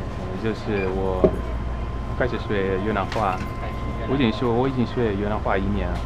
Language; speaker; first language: Chinese; non-native, fluent; English